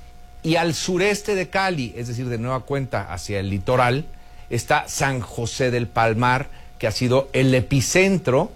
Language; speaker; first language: Spanish; native; Spanish